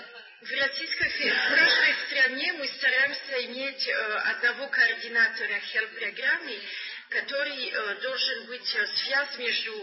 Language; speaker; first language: Russian; non-native, learner; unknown